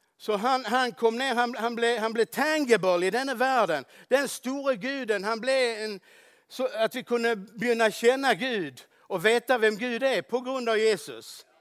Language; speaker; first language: Swedish; native; Swedish